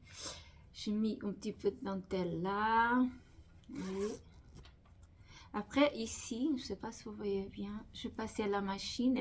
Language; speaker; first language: French; non-native, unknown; Portuguese